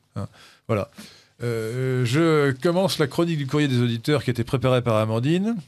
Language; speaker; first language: French; native; French